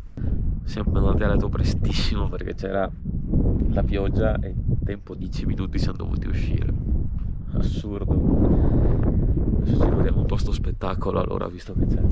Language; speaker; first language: Italian; native; Italian